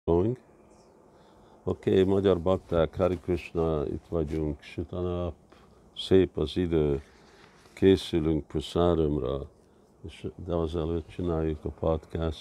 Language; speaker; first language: Hungarian; early bilingual, heritage; Hungarian